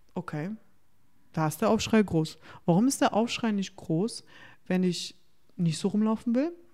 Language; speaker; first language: German; early bilingual, other home language; Turkish